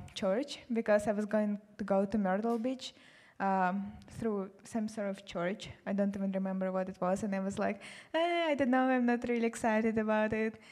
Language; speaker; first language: English; non-native, fluent; Russian